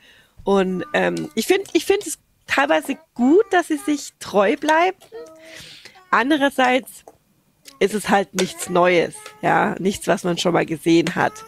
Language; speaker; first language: German; native; German